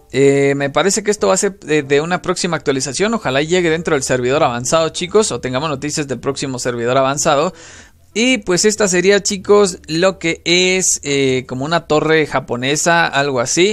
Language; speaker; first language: Spanish; native; Spanish